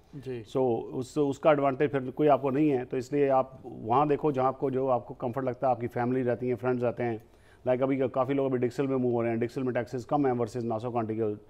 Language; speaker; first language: Hindi; native; Hindi